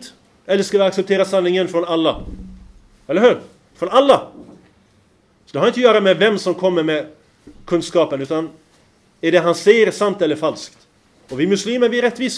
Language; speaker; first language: Swedish; non-native, fluent; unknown